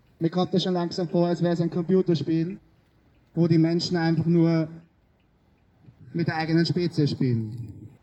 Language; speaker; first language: German; native; German